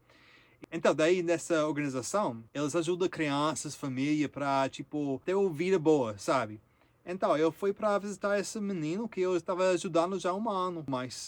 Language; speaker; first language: Portuguese; non-native, learner; English